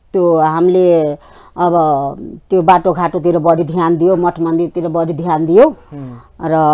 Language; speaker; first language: Nepali; non-native, local second language; Maithili